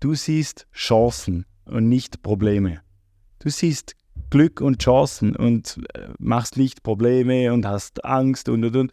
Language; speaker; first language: German; native; German